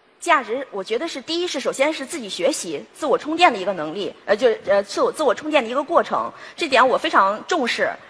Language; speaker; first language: Chinese; native; Chinese